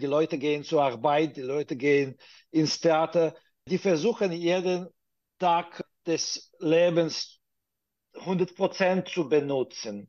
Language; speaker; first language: German; non-native, fluent; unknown